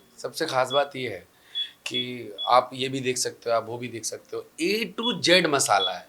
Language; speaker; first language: Hindi; native; Hindi